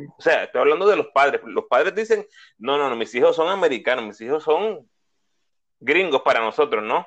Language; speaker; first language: Spanish; native; Spanish